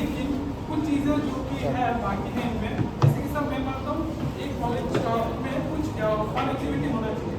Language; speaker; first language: Hindi; non-native, local second language; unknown